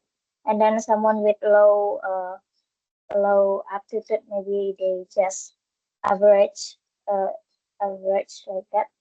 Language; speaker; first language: English; non-native, learner; Indonesian